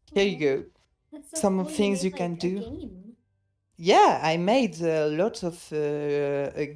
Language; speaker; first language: English; non-native, fluent; French